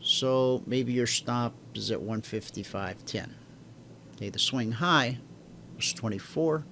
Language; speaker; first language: English; native; English